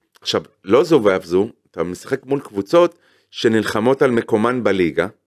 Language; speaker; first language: Hebrew; native; Hebrew